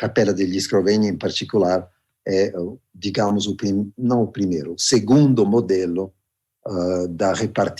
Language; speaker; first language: Portuguese; non-native, fluent; Italian